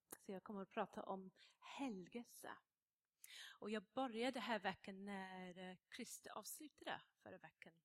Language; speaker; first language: Swedish; non-native, fluent; English